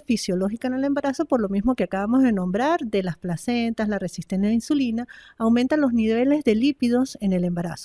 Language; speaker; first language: Spanish; native; Spanish